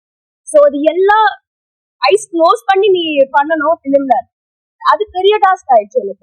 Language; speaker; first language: Tamil; non-native, fluent; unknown